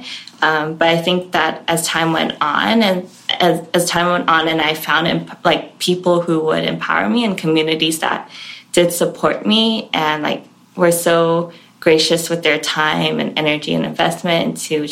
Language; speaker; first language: English; non-native, local second language; Cantonese